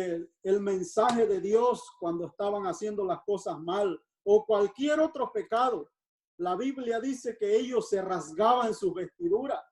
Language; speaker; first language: Spanish; native; Spanish